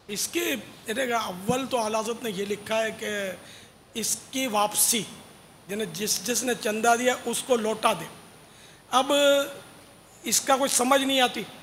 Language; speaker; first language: Urdu; native; Urdu